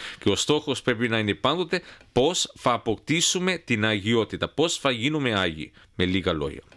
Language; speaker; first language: Greek; early bilingual, heritage; Greek